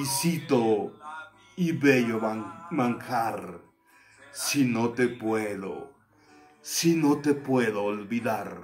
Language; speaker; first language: Spanish; native; Spanish